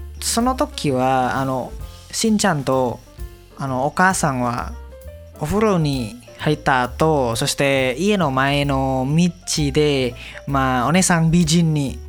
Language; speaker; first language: Japanese; non-native, learner; Indonesian